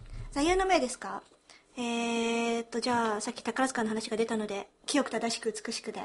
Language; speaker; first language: Japanese; early bilingual, heritage; Japanese